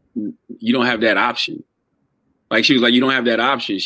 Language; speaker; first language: English; native; English